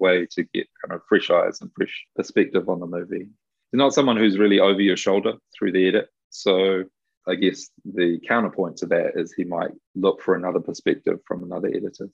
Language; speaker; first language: English; native; English